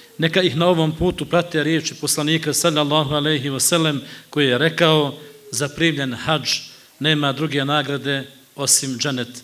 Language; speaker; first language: Bosnian; native; Bosnian